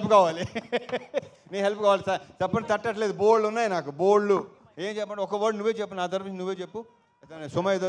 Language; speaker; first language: Telugu; native; Telugu